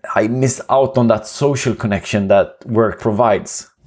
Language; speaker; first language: English; non-native, fluent; Swedish